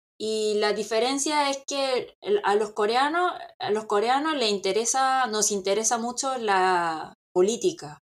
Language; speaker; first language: Spanish; non-native, fluent; Korean